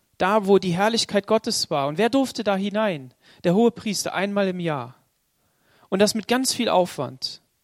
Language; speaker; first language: German; native; German